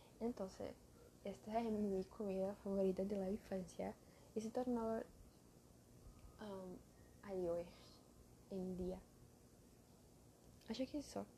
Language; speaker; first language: Spanish; non-native, learner; Portuguese